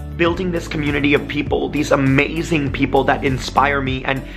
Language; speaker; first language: English; native; English